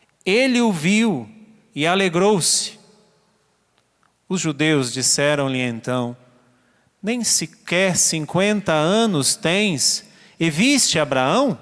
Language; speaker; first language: Portuguese; native; Portuguese